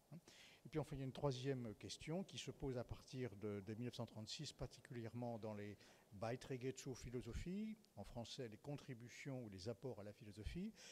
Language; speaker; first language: French; native; French